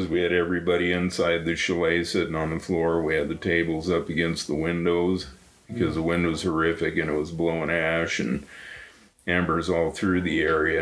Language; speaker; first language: English; native; English